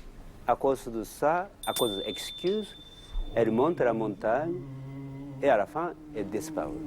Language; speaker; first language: French; non-native, learner; Japanese